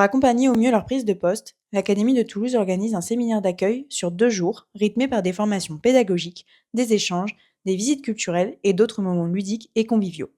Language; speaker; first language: French; native; French